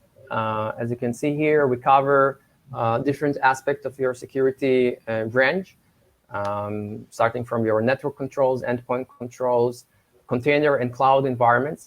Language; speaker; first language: English; non-native, fluent; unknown